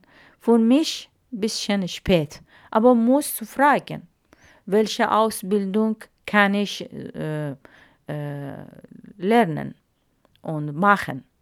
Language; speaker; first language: German; non-native, learner; Arabic